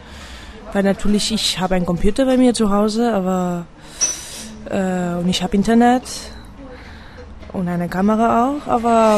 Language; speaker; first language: German; non-native, fluent; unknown